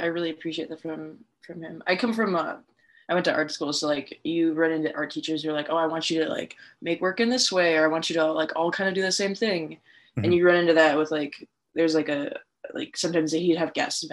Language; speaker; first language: English; native; English